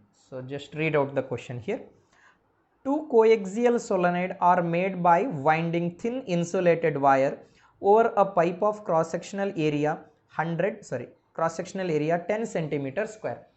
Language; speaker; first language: English; non-native, local second language; Kannada